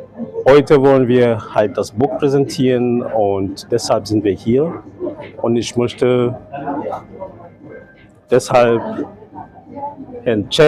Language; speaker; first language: German; non-native, fluent; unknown